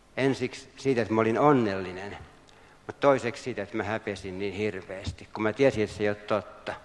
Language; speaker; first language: Finnish; native; Finnish